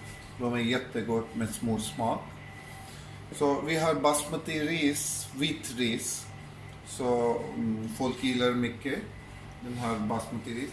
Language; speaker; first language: Swedish; non-native, local second language; Punjabi